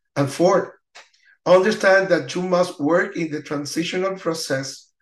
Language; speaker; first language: English; non-native, learner; Spanish